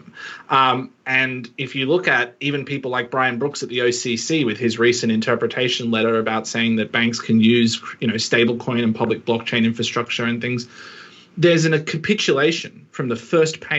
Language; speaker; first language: English; native; English